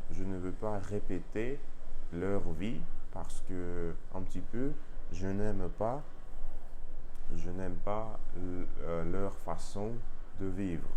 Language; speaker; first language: French; non-native, learner; Russian